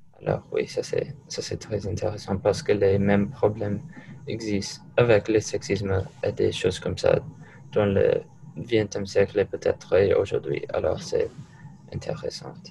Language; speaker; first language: French; non-native, learner; English